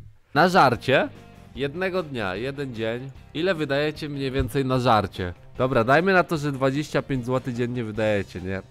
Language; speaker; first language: Polish; native; Polish